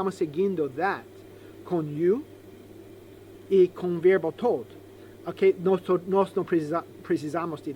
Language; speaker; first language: Portuguese; non-native, fluent; English